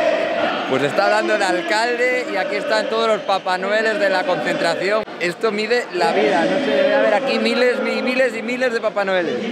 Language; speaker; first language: Spanish; native; Spanish